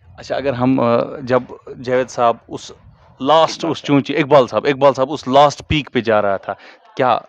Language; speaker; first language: Hindi; non-native, local second language; Kashmiri